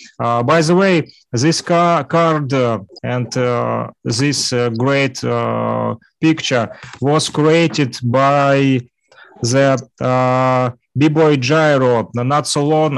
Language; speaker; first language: English; non-native, learner; Russian